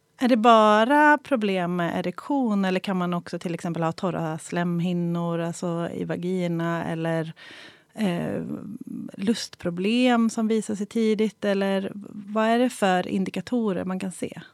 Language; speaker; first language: Swedish; native; Swedish